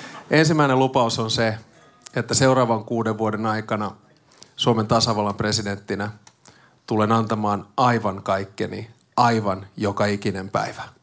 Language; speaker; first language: Finnish; native; Finnish